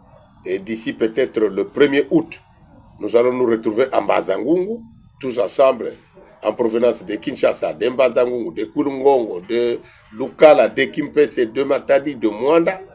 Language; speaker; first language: French; non-native, local second language; Kongo